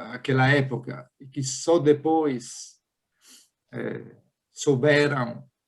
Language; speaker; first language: Portuguese; non-native, fluent; Italian